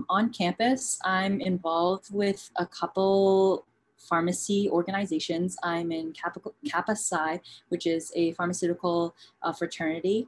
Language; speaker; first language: English; native; English